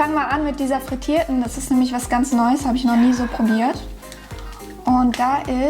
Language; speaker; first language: German; native; German